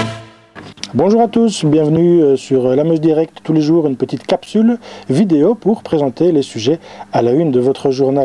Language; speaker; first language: French; native; French